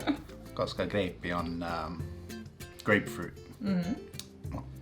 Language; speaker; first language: Finnish; non-native, learner; English